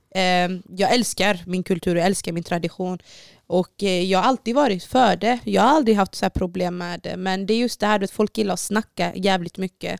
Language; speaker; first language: Swedish; early bilingual, other home language; Baluchi